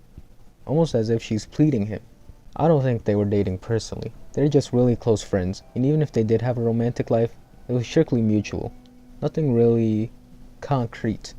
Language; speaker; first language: English; native; English